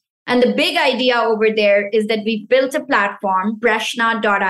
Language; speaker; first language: English; non-native, local second language; Pashto